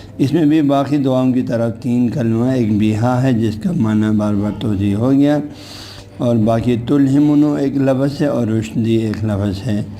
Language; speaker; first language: Urdu; non-native, local second language; Balti